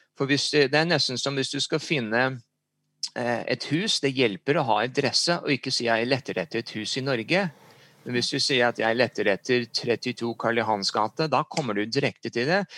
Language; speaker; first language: Norwegian; early bilingual, heritage; English